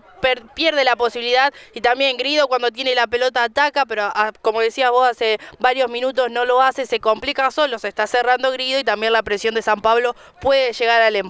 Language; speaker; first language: Spanish; native; Spanish